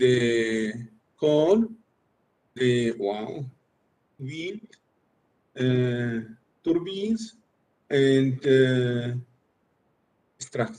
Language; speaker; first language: English; non-native, learner; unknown